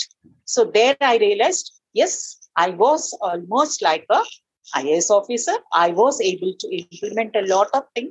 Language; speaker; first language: English; non-native, local second language; Telugu